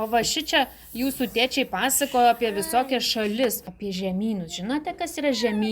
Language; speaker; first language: Lithuanian; native; Lithuanian